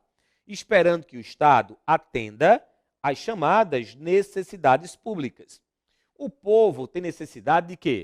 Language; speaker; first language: Portuguese; native; Portuguese